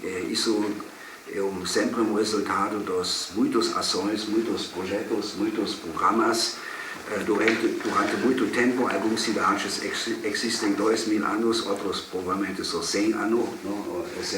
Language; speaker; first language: Portuguese; non-native, fluent; German